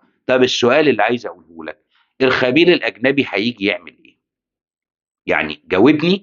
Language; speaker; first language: Arabic; native; Arabic